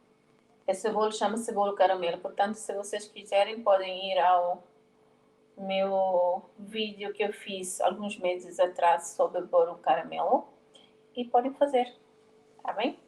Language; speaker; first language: Portuguese; non-native, local second language; Tetum